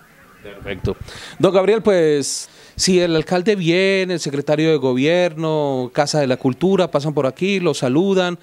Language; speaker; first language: Spanish; native; Spanish